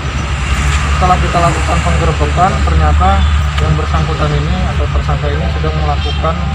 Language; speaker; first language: Indonesian; native; Indonesian